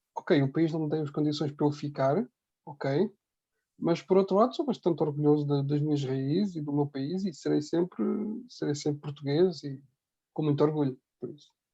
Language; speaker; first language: Portuguese; native; Portuguese